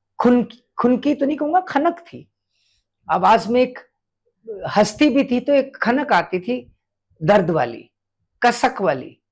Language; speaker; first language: Hindi; native; Hindi